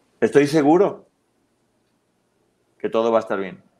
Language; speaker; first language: Spanish; native; Spanish